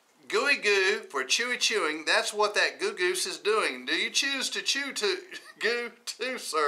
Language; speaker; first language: English; native; English